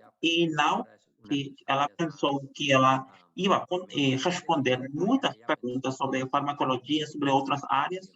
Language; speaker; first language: Portuguese; non-native, fluent; Spanish